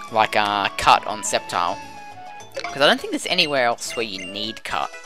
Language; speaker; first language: English; native; English